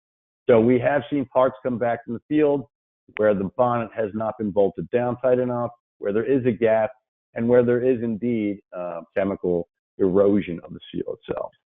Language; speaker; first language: English; native; English